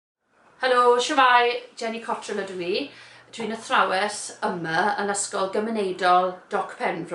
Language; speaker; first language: Welsh; non-native, local second language; English